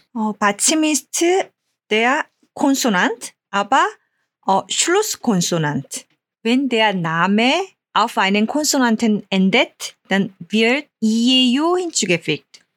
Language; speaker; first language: German; non-native, fluent; Korean